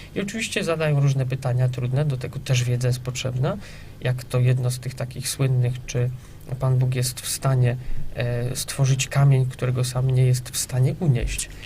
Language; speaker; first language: Polish; native; Polish